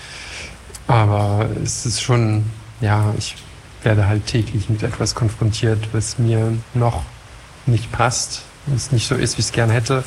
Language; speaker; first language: German; non-native, fluent; French